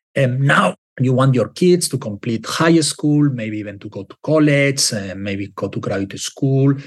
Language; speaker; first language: English; non-native, fluent; Spanish